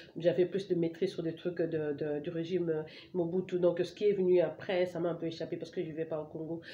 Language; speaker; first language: French; non-native, local second language; Lingala